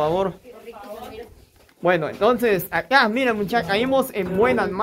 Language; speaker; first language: Spanish; native; Spanish